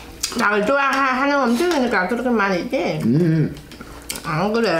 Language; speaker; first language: Korean; non-native, learner; Vietnamese